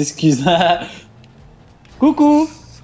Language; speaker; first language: French; native; French